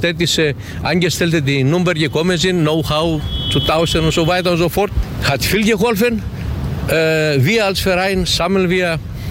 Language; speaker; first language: German; non-native, learner; Greek